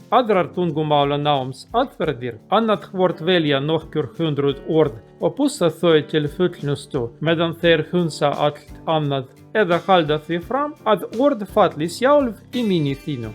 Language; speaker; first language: Icelandic; non-native, learner; Russian